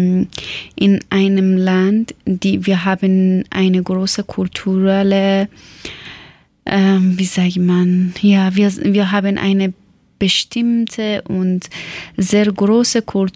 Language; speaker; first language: German; non-native, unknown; Persian